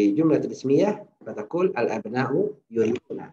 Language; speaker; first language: Arabic; non-native, fluent; Indonesian